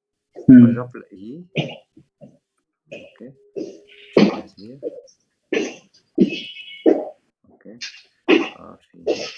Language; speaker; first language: French; non-native, fluent; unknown